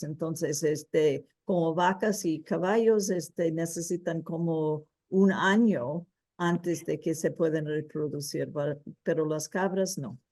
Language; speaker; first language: Spanish; early bilingual, heritage; Spanish